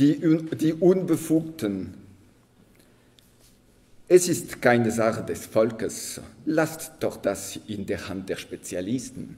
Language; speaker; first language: German; non-native, local second language; French